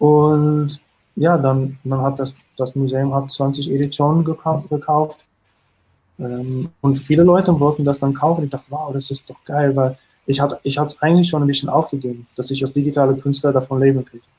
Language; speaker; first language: German; non-native, fluent; Dutch